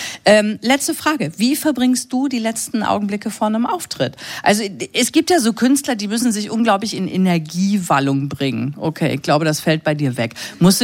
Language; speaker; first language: German; native; German